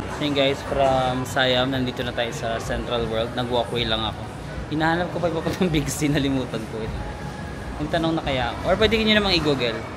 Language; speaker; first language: Filipino; native; Filipino